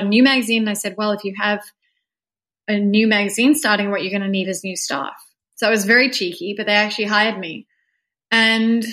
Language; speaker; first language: English; native; English